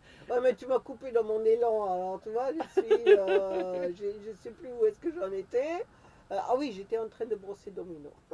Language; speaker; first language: French; non-native, fluent; German